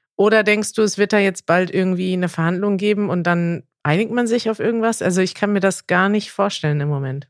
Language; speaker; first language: German; native; German